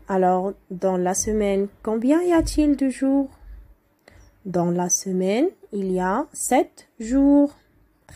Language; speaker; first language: French; non-native, local second language; Arabic